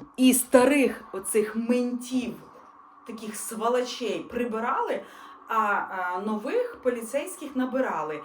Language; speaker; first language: Ukrainian; non-native, local second language; Russian